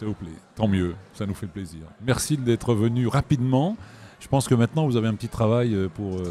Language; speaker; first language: French; native; French